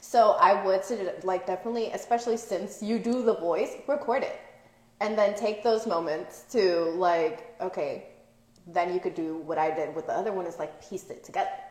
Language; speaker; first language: English; early bilingual, other home language; Spanish